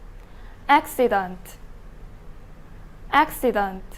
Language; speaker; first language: English; non-native, learner; Indonesian